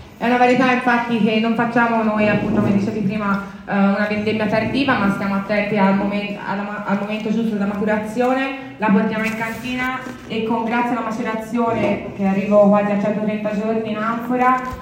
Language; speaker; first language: Italian; native; Italian